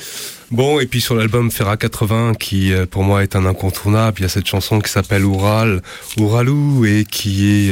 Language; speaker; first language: French; native; French